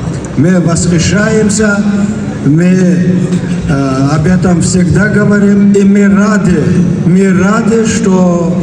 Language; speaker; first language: Russian; non-native, local second language; Kyrgyz